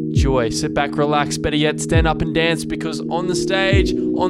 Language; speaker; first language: English; native; English